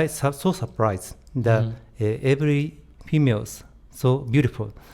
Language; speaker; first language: English; non-native, learner; Japanese